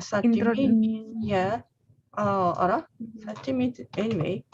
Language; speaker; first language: English; non-native, learner; Japanese